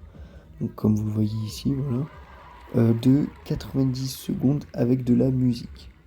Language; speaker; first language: French; native; French